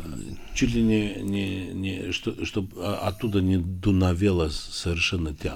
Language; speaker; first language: Russian; non-native, local second language; Georgian